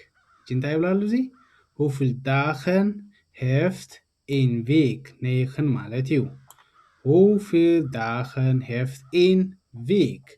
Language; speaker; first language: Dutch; non-native, fluent; Tigrinya